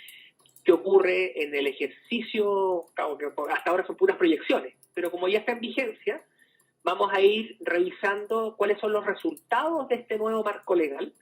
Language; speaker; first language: Spanish; native; Spanish